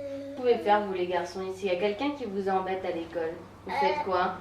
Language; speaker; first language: French; native; French